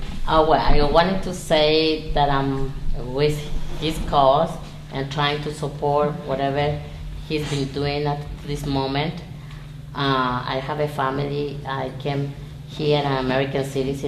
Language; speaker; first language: English; non-native, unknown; Spanish